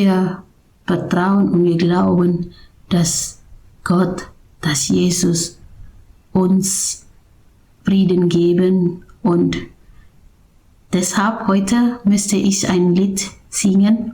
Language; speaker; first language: German; non-native, learner; Indonesian